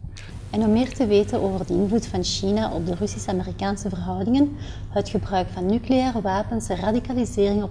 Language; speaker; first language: Dutch; native; Dutch